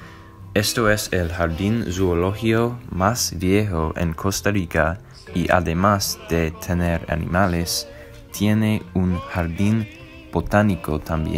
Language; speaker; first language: Spanish; non-native, learner; English